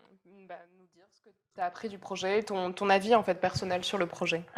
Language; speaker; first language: French; native; French